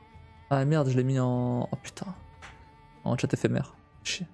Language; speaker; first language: French; native; French